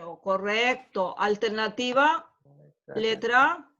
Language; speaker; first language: Spanish; native; Spanish